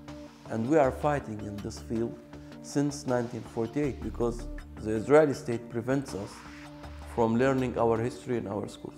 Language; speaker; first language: English; non-native, local second language; Arabic